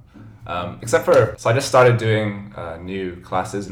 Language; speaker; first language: English; native; English